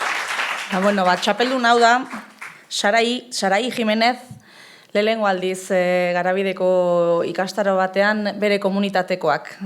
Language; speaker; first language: Basque; native; Basque